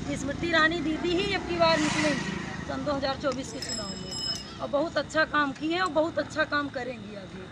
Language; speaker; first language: Hindi; native; Hindi